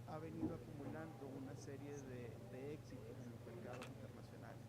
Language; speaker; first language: Spanish; native; Spanish